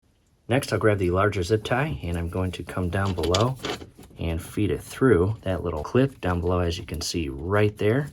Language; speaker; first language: English; native; English